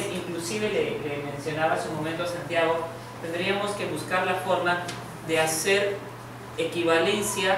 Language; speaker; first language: Spanish; native; Spanish